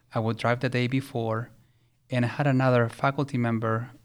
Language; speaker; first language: English; early bilingual, other home language; Spanish